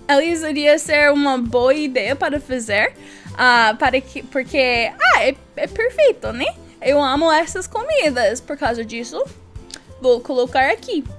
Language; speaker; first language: Portuguese; non-native, learner; English